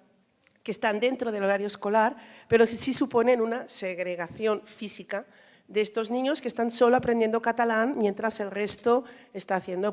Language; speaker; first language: Spanish; native; Spanish